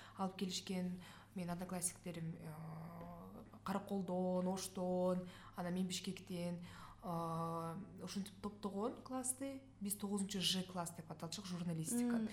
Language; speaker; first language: Kyrgyz; non-native, local second language; Russian